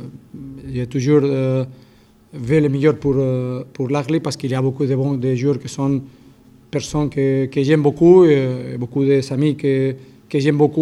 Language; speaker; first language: French; non-native, fluent; Spanish